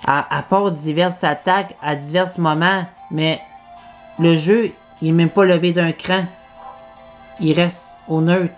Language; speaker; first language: French; native; French